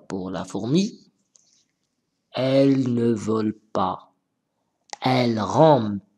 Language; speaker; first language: French; non-native, local second language; Arabic